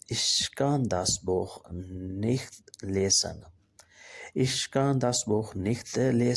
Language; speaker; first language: German; non-native, fluent; Urdu